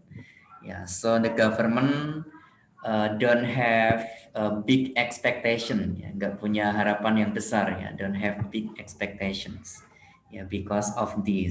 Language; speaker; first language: English; non-native, fluent; Indonesian